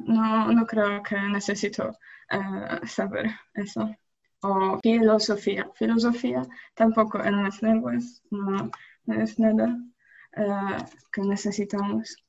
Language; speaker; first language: Spanish; non-native, learner; Polish